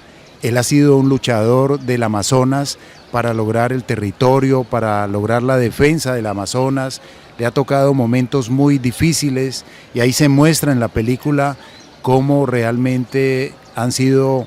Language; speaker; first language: Spanish; native; Spanish